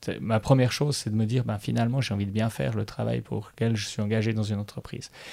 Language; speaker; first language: French; native; French